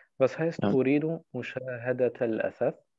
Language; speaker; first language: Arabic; non-native, fluent; German